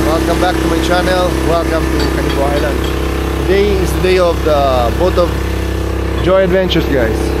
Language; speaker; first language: English; non-native, local second language; Filipino